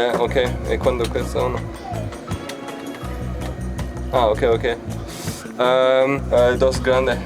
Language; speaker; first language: Spanish; non-native, learner; German